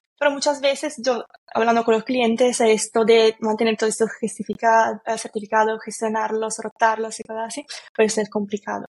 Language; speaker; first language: Spanish; non-native, fluent; Italian